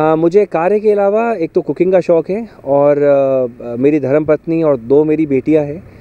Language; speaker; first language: Hindi; native; Hindi